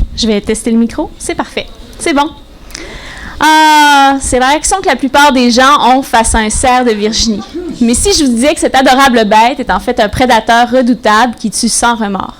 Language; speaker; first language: French; native; French